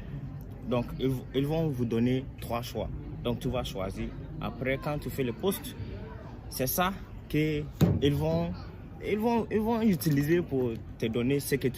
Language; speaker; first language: French; non-native, learner; English